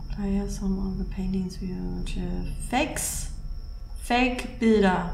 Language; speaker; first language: English; non-native, learner; German